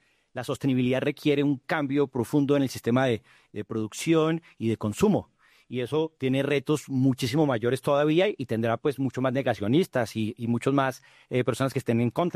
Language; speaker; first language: Spanish; native; Spanish